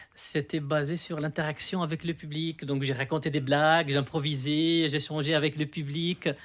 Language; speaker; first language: French; non-native, local second language; Arabic